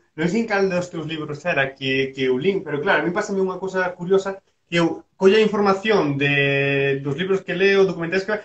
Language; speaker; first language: Galician; native; Galician